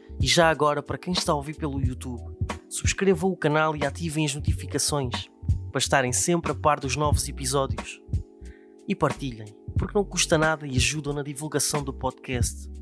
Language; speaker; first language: Portuguese; native; Portuguese